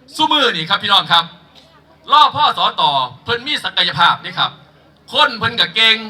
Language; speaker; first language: Thai; native; Thai